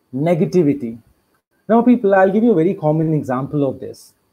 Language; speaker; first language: English; non-native, local second language; Hindi